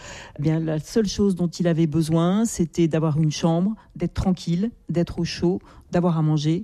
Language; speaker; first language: French; native; French